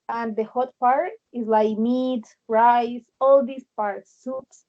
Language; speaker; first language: English; non-native, learner; Spanish